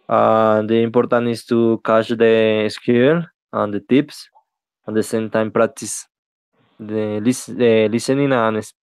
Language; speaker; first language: English; non-native, learner; Spanish